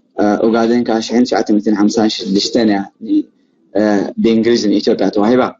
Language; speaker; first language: Tigrinya; non-native, local second language; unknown